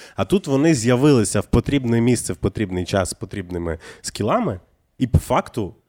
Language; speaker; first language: Ukrainian; native; Ukrainian